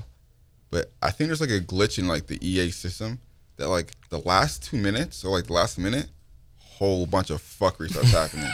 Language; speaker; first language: English; native; English